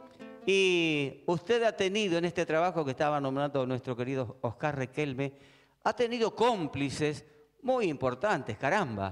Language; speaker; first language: Spanish; native; Spanish